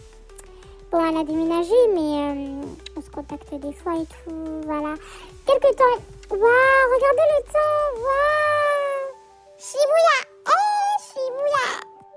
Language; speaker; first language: French; native; French